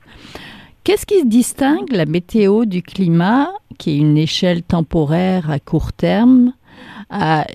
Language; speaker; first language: French; native; French